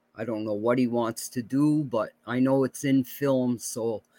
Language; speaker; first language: English; native; English